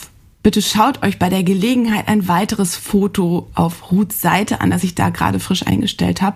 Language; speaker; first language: German; native; German